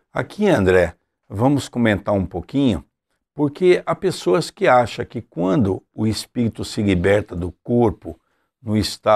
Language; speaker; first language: Portuguese; native; Portuguese